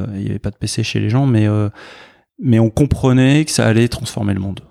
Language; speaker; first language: French; native; French